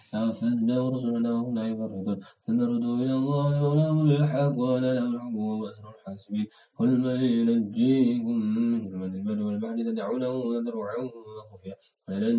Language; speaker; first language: Arabic; non-native, learner; Indonesian